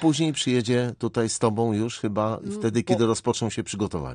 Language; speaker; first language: Polish; native; Polish